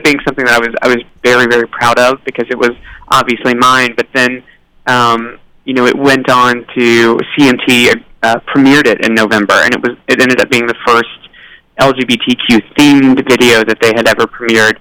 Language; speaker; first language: English; native; English